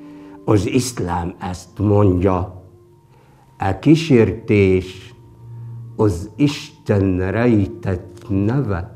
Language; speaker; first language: Hungarian; non-native, fluent; Arabic